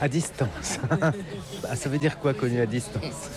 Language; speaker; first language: French; native; French